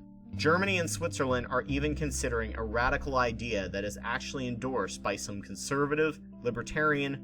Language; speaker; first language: English; native; English